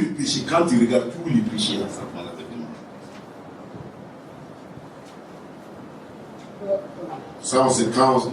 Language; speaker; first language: French; non-native, local second language; Wolof